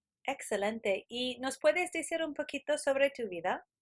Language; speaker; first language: Spanish; non-native, fluent; English